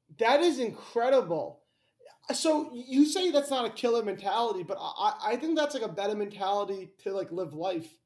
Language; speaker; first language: English; native; English